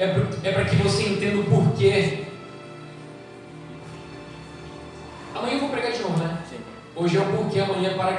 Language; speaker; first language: Portuguese; native; Portuguese